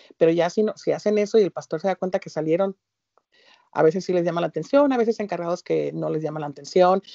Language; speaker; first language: Spanish; early bilingual, heritage; Spanish